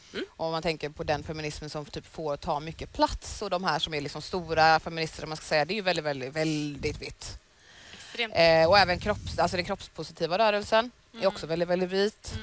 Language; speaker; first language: Swedish; native; Swedish